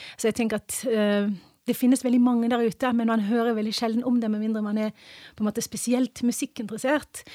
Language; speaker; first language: Norwegian; early bilingual, other home language; English